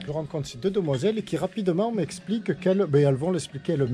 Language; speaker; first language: French; native; French